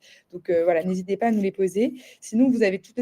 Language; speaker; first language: French; native; French